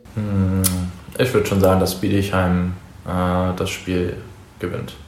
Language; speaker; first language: German; native; German